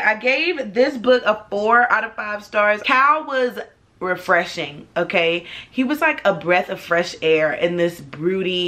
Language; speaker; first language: English; native; English